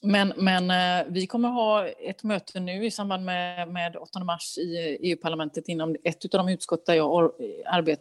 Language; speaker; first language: Swedish; native; Swedish